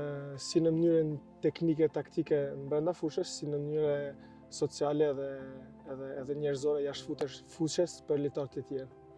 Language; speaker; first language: Albanian; early bilingual, heritage; Albanian